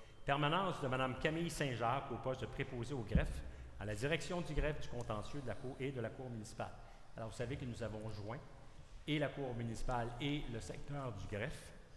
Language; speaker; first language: French; native; French